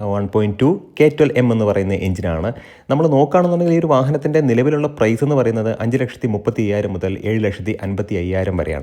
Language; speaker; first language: Malayalam; native; Malayalam